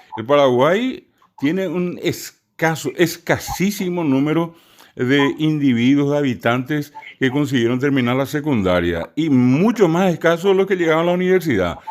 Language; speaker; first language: Spanish; non-native, local second language; Guarani